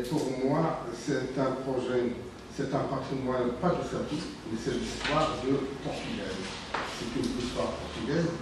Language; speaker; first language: French; non-native, local second language; Arabic